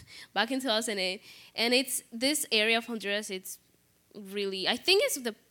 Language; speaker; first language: English; non-native, fluent; Spanish